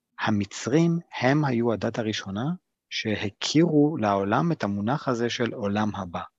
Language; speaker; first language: Hebrew; early bilingual, other home language; English